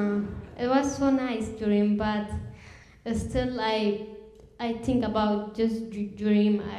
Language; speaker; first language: English; non-native, learner; Kurdish